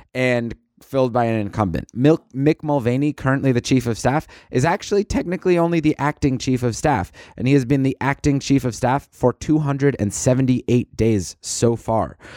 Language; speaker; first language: English; native; English